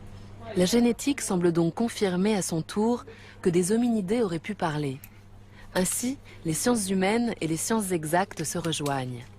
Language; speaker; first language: French; native; French